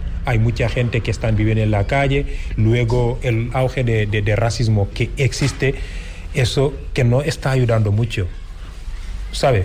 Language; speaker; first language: Spanish; non-native, fluent; Wolof